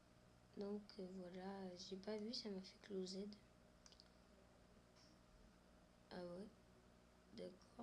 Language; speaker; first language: French; native; French